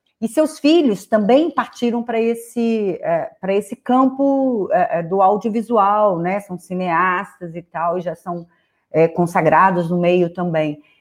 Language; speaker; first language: Portuguese; native; Portuguese